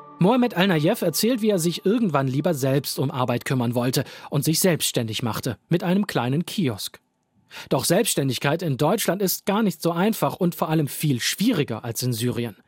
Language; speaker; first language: German; native; German